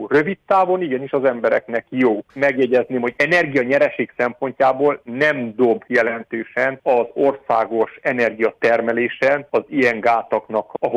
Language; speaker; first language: Hungarian; native; Hungarian